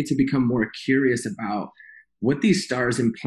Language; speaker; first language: English; native; English